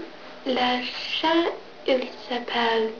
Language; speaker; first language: French; non-native, learner; English